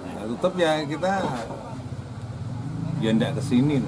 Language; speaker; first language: Indonesian; non-native, local second language; Javanese